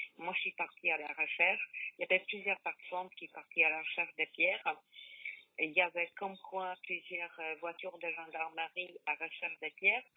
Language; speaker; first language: French; non-native, learner; Polish